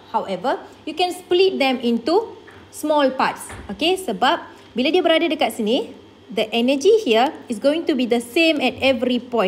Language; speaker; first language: English; non-native, local second language; Malay